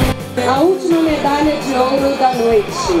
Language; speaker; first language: Portuguese; native; Portuguese